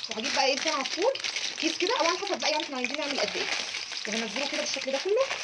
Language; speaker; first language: Arabic; native; Arabic